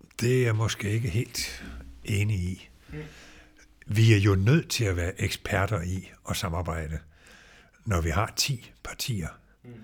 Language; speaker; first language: Danish; native; Danish